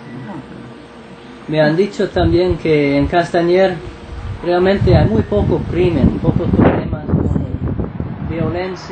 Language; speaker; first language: Spanish; non-native, fluent; English